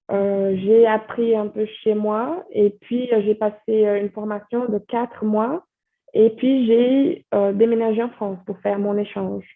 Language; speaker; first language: French; non-native, fluent; Portuguese